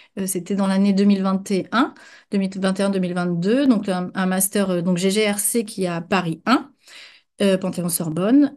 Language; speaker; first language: French; native; French